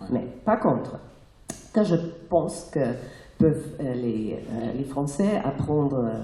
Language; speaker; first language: French; non-native, fluent; German